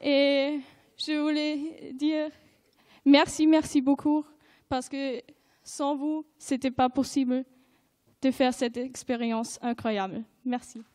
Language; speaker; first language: French; non-native, fluent; German